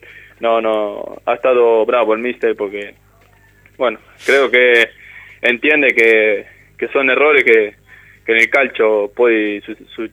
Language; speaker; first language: Italian; non-native, learner; Spanish